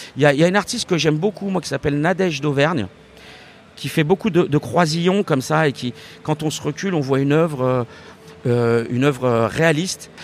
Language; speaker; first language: French; native; French